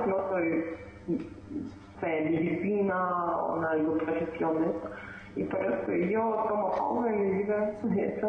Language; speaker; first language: Spanish; non-native, learner; Russian